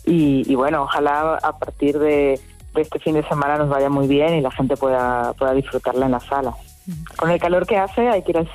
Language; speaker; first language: Spanish; native; Spanish